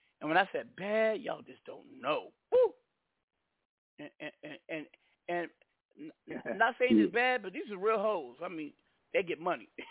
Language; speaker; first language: English; native; English